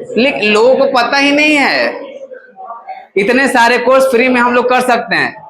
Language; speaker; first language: Hindi; native; Hindi